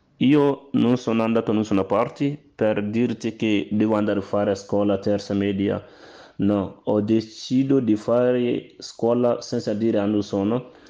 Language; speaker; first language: Italian; non-native, learner; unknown